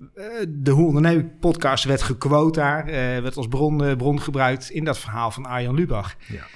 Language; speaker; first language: Dutch; native; Dutch